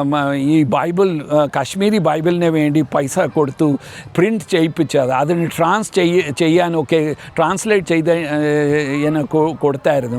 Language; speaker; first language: Malayalam; early bilingual, heritage; Malayalam